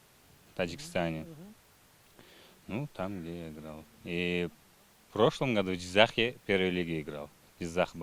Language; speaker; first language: Russian; non-native, local second language; Uzbek